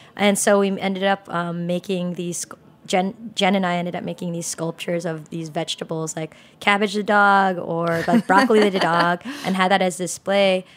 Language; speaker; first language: English; native; English